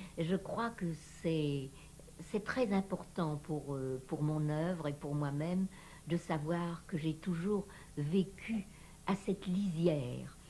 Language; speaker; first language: French; native; French